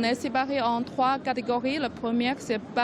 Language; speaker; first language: French; non-native, learner; Chinese